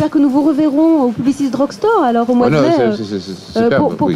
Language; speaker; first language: French; native; French